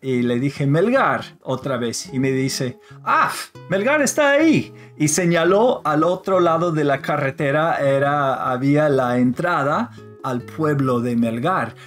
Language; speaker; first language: Spanish; non-native, fluent; English